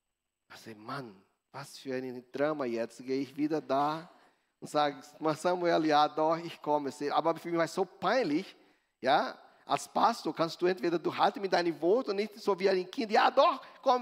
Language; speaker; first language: German; non-native, learner; Portuguese